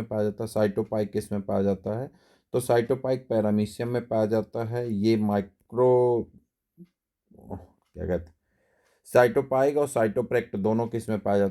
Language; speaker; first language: Hindi; native; Hindi